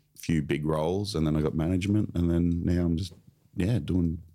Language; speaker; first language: English; native; English